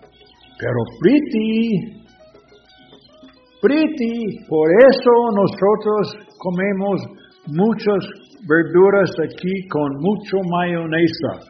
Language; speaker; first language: Spanish; non-native, learner; English